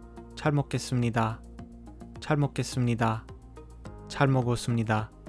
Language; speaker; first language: Korean; non-native, fluent; English